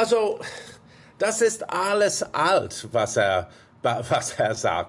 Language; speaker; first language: German; non-native, fluent; English